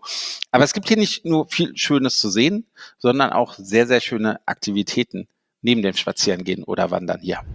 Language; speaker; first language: German; native; German